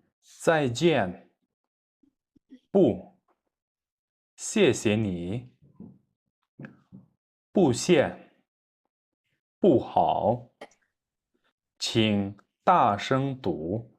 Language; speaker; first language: Chinese; non-native, fluent; Kyrgyz